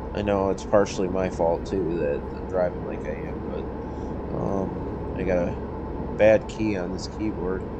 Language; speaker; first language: English; native; English